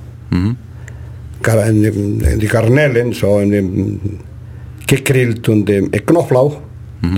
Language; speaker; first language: German; non-native, learner; Spanish